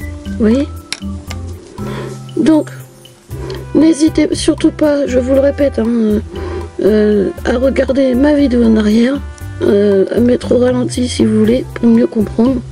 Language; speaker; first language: French; native; French